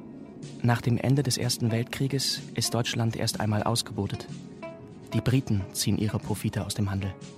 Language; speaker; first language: German; native; German